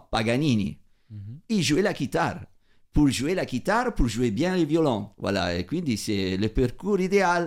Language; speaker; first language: French; non-native, fluent; Italian